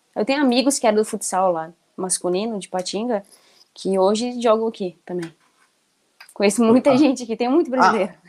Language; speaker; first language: Portuguese; native; Portuguese